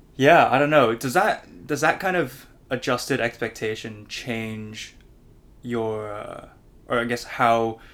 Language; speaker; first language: English; non-native, local second language; Cantonese